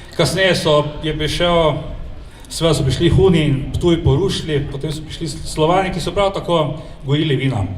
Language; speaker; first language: Slovenian; native; Slovenian